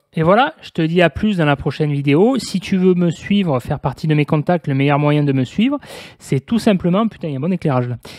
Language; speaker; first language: French; native; French